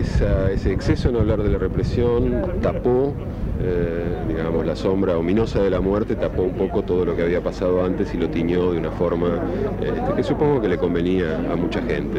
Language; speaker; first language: Spanish; native; Spanish